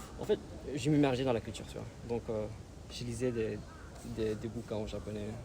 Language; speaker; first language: French; early bilingual, other home language; Spanish